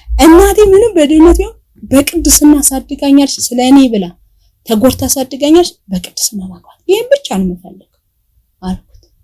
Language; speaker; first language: Amharic; native; Amharic